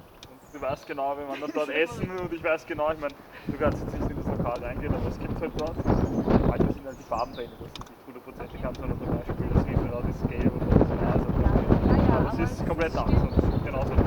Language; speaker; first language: German; native; German